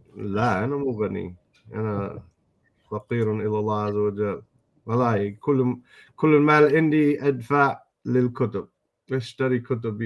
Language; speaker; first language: Arabic; non-native, fluent; English